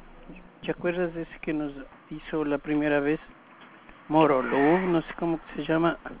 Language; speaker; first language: Spanish; native; Spanish